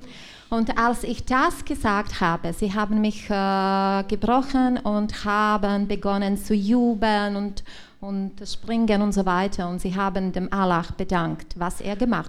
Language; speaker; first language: German; non-native, learner; Czech